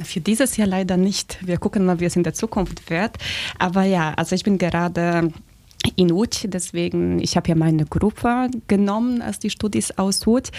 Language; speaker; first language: German; non-native, fluent; Polish